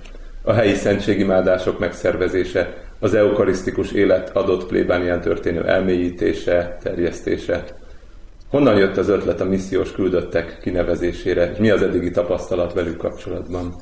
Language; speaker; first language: Hungarian; native; Hungarian